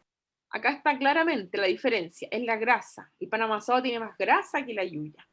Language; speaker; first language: Spanish; native; Spanish